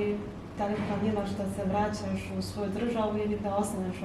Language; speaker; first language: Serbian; non-native, fluent; Chinese